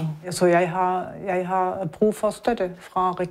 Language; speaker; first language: Danish; non-native, learner; German